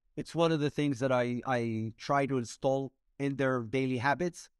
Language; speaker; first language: English; non-native, fluent; Hebrew